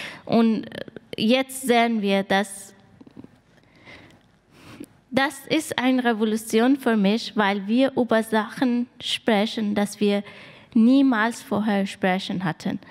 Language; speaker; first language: German; non-native, learner; Persian